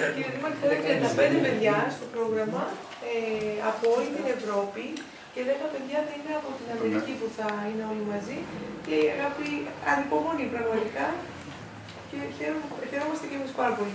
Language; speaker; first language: Greek; native; Greek